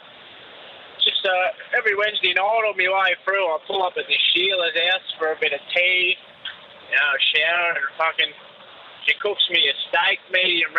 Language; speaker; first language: English; native; English